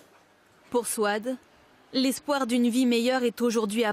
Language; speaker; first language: French; native; French